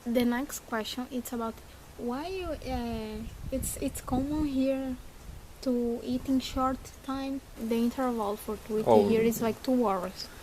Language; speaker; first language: English; non-native, learner; Portuguese